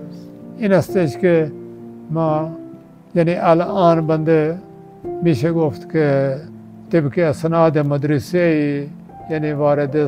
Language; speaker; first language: Persian; non-native, fluent; Urdu